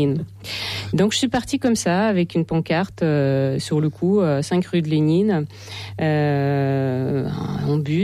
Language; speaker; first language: French; non-native, fluent; Russian